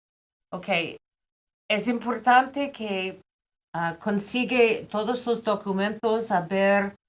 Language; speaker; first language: Spanish; non-native, fluent; English